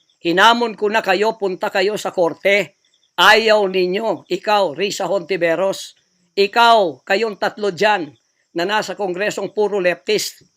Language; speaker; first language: Filipino; non-native, local second language; Cebuano